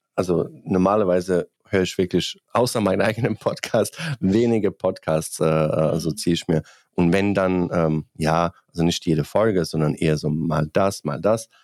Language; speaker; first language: German; non-native, fluent; Bosnian